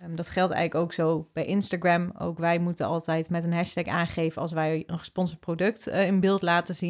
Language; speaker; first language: Dutch; native; Dutch